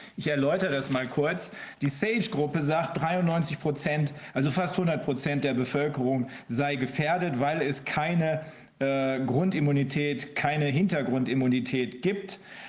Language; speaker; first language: German; native; German